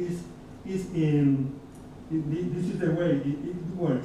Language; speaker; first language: English; non-native, fluent; Spanish